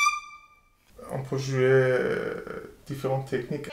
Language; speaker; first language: French; non-native, learner; Persian